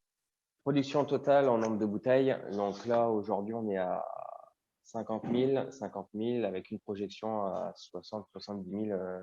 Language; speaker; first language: French; native; French